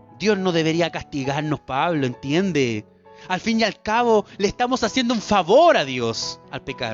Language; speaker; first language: Spanish; native; Spanish